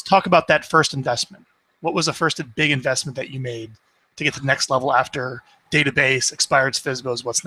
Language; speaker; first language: English; native; English